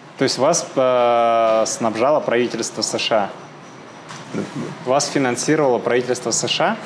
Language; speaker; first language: Russian; native; Russian